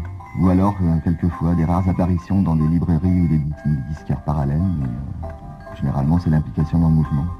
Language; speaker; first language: French; native; French